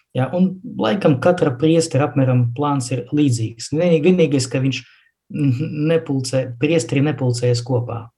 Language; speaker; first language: Latvian; non-native, local second language; Russian